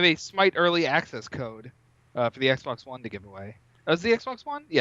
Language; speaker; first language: English; native; English